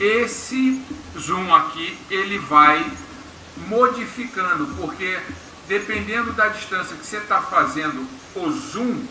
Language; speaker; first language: Portuguese; native; Portuguese